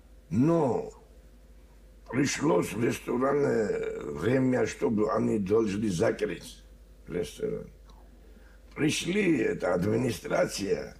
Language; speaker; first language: Russian; non-native, learner; Georgian